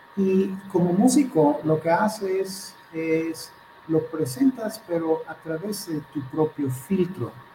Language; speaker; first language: Spanish; non-native, fluent; Hebrew